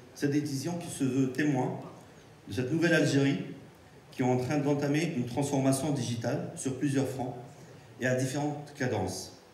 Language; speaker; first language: French; non-native, local second language; Arabic